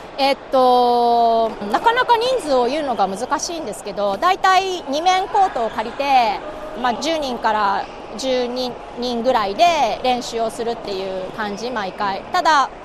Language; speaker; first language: Japanese; native; Japanese